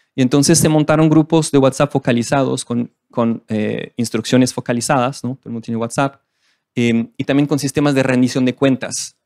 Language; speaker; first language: Spanish; non-native, fluent; French